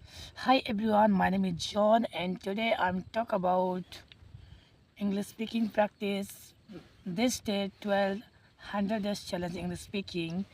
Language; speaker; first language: English; non-native, learner; Hindi